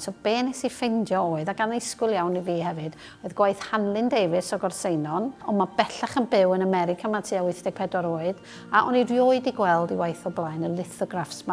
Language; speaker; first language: Welsh; native; Welsh